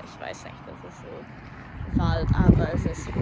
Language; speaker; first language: German; non-native, learner; Swedish